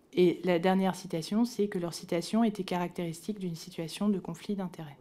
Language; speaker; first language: French; native; French